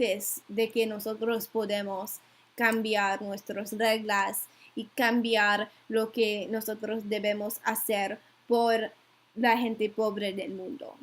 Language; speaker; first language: Spanish; non-native, learner; English